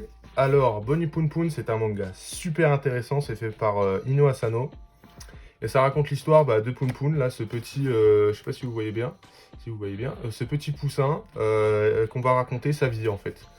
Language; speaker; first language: French; native; French